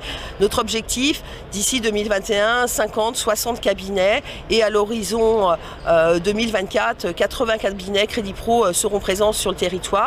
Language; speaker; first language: French; native; French